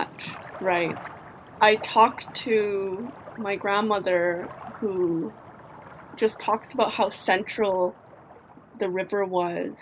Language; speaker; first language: English; native; English